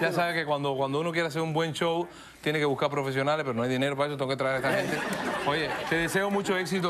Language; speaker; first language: Spanish; native; Spanish